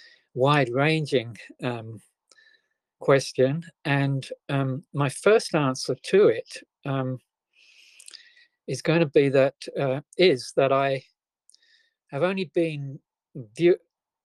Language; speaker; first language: English; native; English